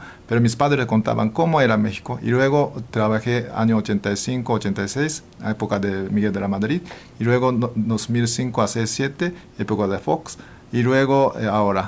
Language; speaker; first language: Spanish; non-native, fluent; Japanese